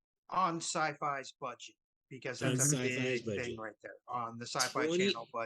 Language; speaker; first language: English; native; English